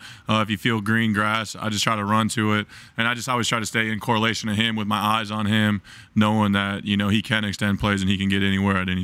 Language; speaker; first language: English; native; English